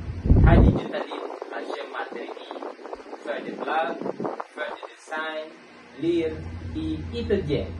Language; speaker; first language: French; non-native, learner; Filipino